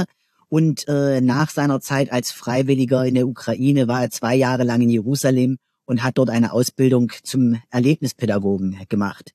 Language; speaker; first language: German; native; German